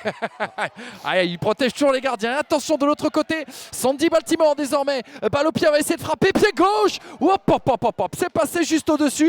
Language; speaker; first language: French; native; French